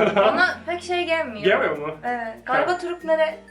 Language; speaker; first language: Turkish; non-native, learner; Korean